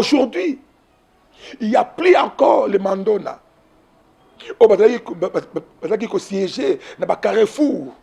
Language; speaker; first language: French; non-native, local second language; Lingala